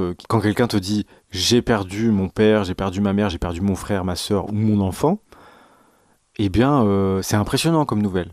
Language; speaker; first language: French; native; French